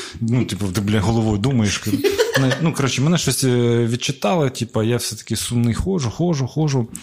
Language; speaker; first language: Ukrainian; non-native, local second language; Russian